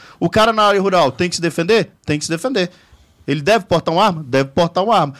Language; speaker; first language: Portuguese; native; Portuguese